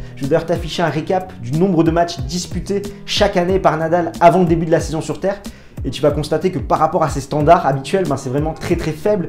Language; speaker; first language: French; native; French